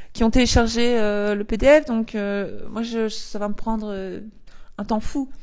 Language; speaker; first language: French; native; French